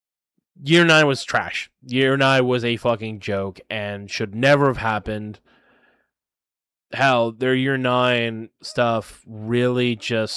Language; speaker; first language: English; native; English